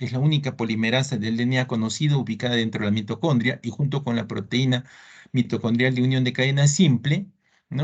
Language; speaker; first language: Spanish; native; Spanish